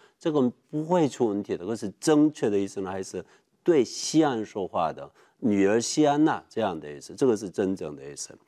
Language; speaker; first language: Chinese; non-native, fluent; Korean